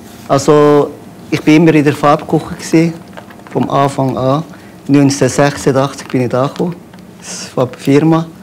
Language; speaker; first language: German; non-native, fluent; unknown